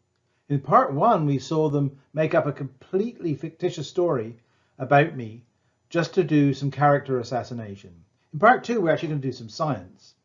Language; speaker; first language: English; native; English